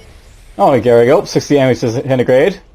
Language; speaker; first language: English; native; English